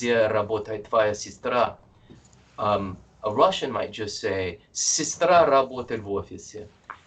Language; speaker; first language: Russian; non-native, fluent; English